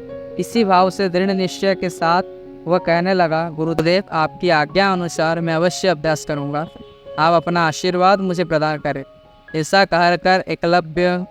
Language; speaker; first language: Hindi; native; Hindi